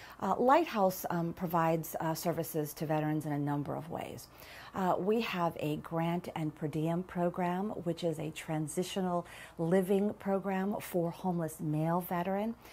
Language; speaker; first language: English; native; English